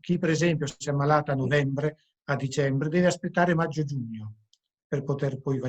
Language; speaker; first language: Italian; native; Italian